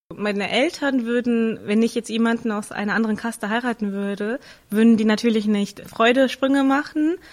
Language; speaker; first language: German; early bilingual, other home language; Tamil